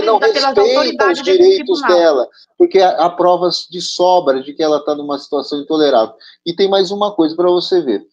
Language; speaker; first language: Portuguese; native; Portuguese